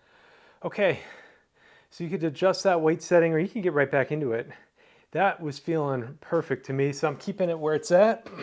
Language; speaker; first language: English; native; English